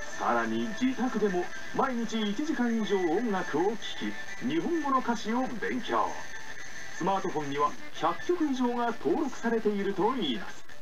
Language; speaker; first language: Japanese; native; Japanese